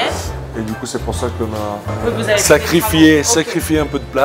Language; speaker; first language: French; non-native, fluent; Italian